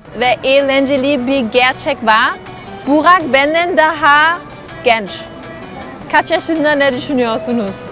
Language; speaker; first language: Turkish; non-native, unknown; German